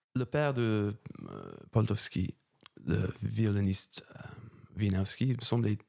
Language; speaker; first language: French; non-native, fluent; English